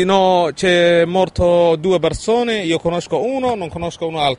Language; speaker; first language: Italian; non-native, learner; Somali